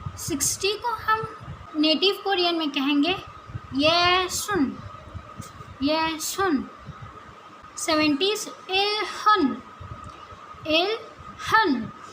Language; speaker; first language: Hindi; native; Hindi